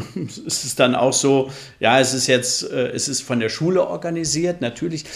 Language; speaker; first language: German; native; German